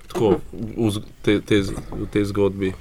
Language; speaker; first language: Slovenian; native; Slovenian